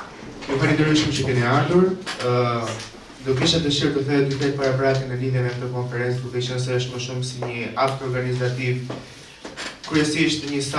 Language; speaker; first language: Albanian; native; Albanian